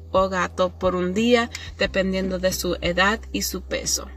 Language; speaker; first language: Spanish; early bilingual, heritage; Spanish